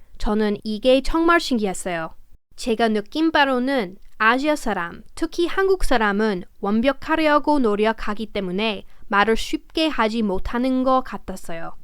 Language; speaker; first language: Korean; non-native, fluent; English